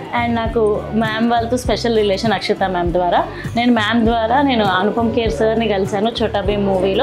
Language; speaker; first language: Telugu; native; Telugu